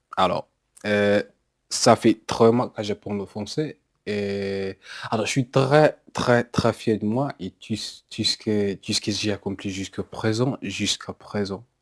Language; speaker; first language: French; non-native, learner; English